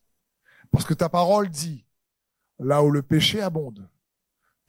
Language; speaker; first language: French; native; French